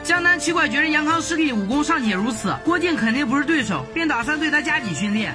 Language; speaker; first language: Chinese; native; Chinese